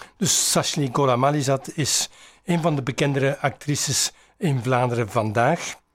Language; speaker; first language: Dutch; native; Dutch